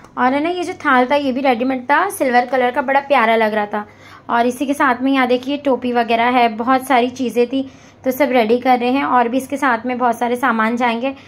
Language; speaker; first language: Hindi; native; Hindi